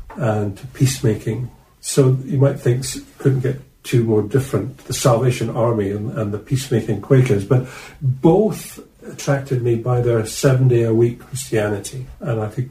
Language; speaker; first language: English; native; English